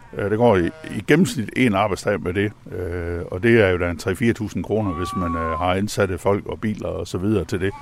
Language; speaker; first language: Danish; native; Danish